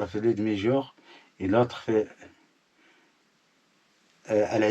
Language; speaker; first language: French; non-native, learner; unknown